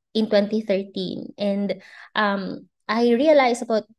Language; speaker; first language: English; non-native, local second language; Bikol